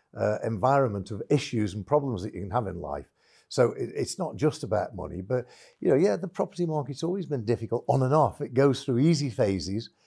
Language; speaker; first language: English; native; English